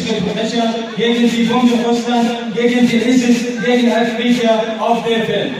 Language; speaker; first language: German; non-native, learner; Arabic